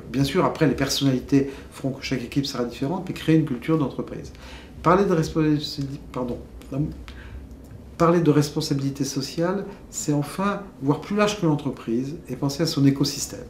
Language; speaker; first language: French; native; French